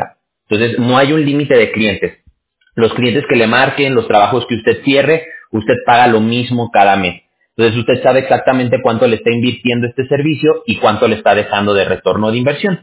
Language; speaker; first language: Spanish; native; Spanish